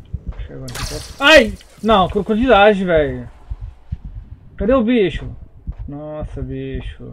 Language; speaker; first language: Portuguese; native; Portuguese